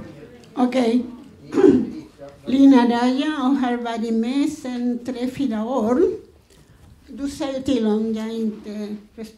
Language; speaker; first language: Swedish; non-native, fluent; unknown